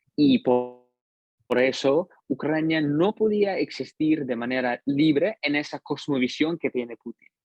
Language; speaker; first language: Spanish; non-native, fluent; Russian